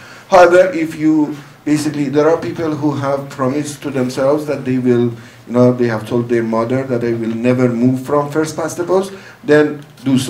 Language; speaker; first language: English; non-native, fluent; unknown